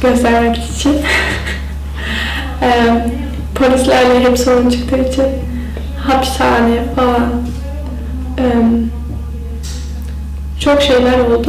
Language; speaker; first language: Turkish; early bilingual, heritage; Kurdish